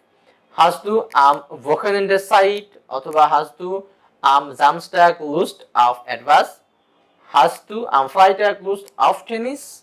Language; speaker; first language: German; non-native, fluent; Bangla